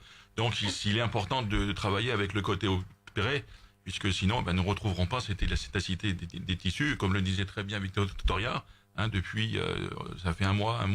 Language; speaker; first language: French; native; French